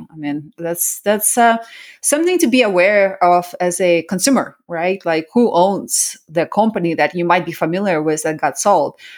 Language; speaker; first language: English; early bilingual, other home language; Russian